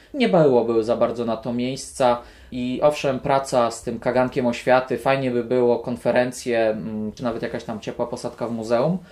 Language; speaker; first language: Polish; native; Polish